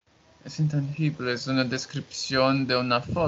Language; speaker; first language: Spanish; non-native, learner; Portuguese